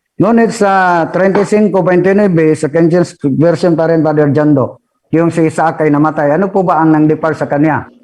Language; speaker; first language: Filipino; non-native, local second language; Cebuano